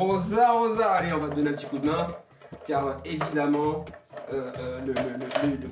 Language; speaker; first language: French; native; French